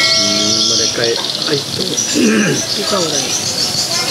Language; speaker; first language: Indonesian; non-native, learner; Korean